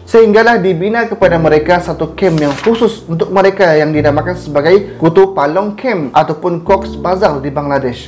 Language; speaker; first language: Malay; native; Malay